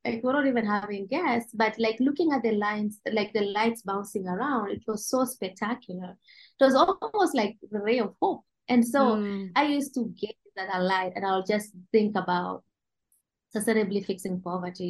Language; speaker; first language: English; non-native, local second language; Kalenjin